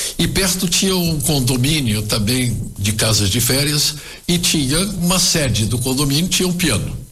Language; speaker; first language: Portuguese; early bilingual, other home language; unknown